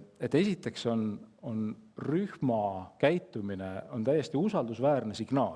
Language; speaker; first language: Estonian; native; Estonian